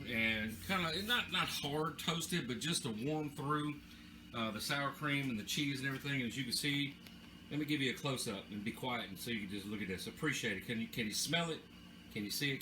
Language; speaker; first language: English; native; English